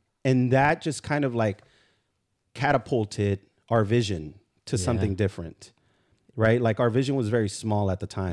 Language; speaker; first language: English; early bilingual, other home language; Spanish